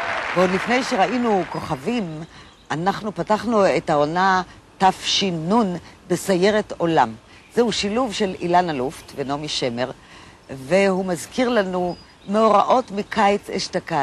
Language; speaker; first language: Hebrew; native; Hebrew